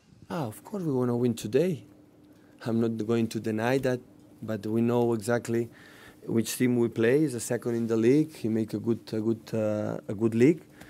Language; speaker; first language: English; non-native, fluent; Catalan